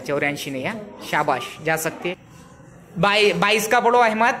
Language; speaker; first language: Hindi; native; Hindi